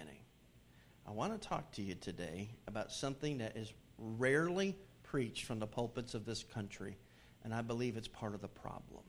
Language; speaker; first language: English; native; English